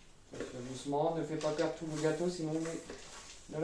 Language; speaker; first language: French; native; French